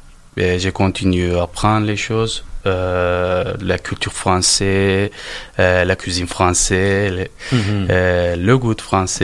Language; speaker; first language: French; non-native, learner; Turkish